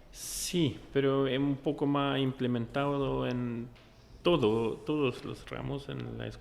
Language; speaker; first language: Spanish; non-native, fluent; Norwegian